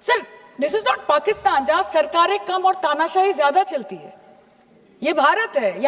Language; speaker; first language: Hindi; non-native, local second language; Bangla